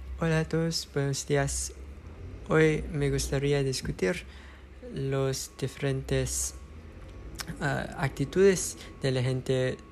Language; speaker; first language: Spanish; non-native, learner; English